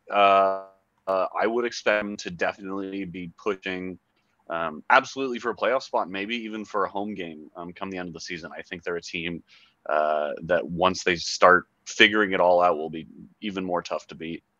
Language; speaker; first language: English; native; English